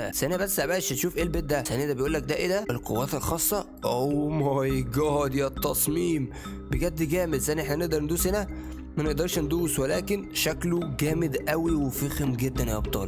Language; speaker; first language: Arabic; native; Arabic